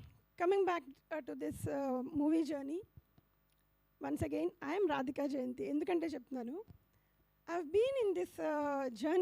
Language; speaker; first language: Telugu; native; Telugu